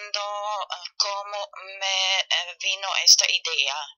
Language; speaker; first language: Spanish; non-native, fluent; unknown